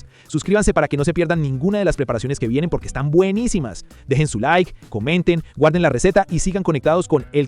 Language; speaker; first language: Spanish; native; Spanish